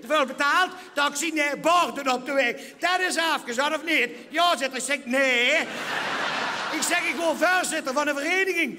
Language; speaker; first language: Dutch; non-native, local second language; Limburgish